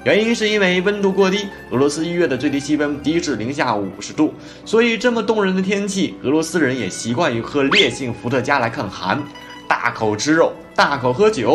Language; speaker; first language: Chinese; native; Chinese